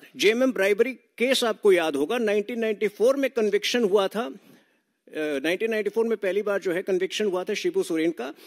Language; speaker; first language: Hindi; native; Hindi